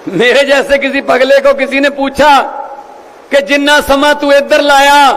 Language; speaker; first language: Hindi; non-native, local second language; Punjabi